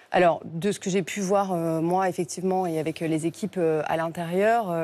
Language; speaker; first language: French; native; French